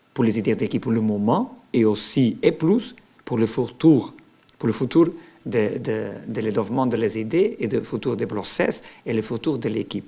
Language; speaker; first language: French; non-native, learner; Portuguese